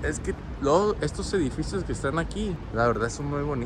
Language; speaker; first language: Spanish; native; Spanish